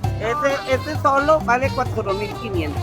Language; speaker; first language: Spanish; native; Spanish